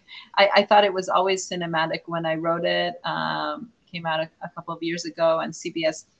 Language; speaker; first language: English; non-native, fluent; Hebrew